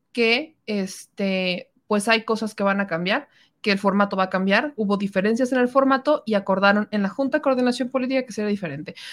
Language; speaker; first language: Spanish; native; Spanish